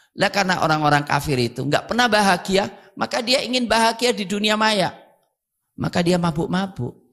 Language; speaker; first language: Indonesian; native; Indonesian